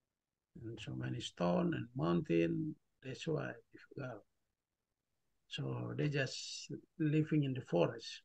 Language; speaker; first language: English; non-native, learner; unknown